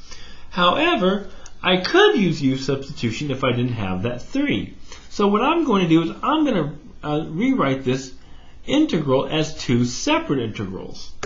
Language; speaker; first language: English; native; English